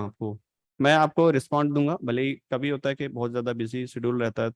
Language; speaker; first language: Hindi; native; Hindi